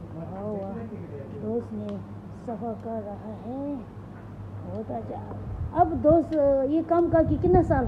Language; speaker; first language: Hindi; non-native, local second language; Tibetan